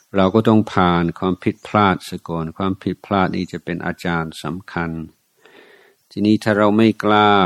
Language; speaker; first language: Thai; non-native, fluent; English